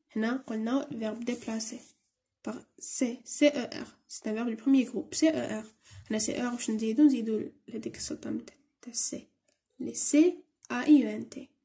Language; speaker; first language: French; non-native, local second language; Arabic